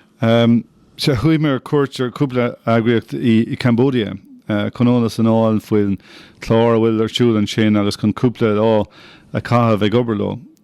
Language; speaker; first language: Irish; non-native, local second language; English